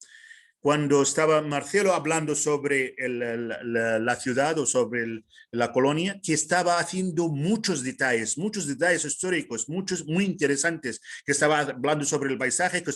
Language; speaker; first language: Spanish; non-native, fluent; Arabic